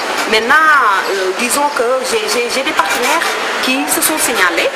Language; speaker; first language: French; non-native, local second language; Wolof